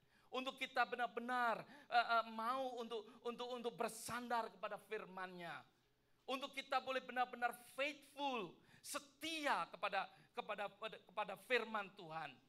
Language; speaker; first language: Indonesian; native; Indonesian